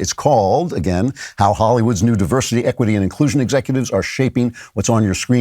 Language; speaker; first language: English; native; English